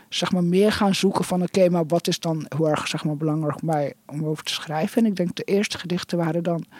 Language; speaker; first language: Dutch; native; Dutch